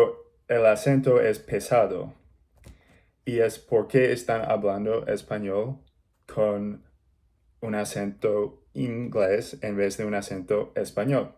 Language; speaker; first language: Spanish; non-native, learner; English